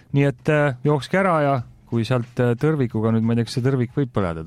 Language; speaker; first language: Estonian; native; Estonian